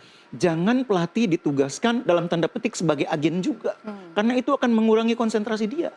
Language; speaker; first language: Indonesian; native; Indonesian